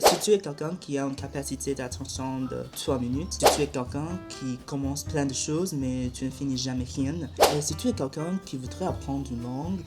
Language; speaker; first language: French; non-native, learner; Chinese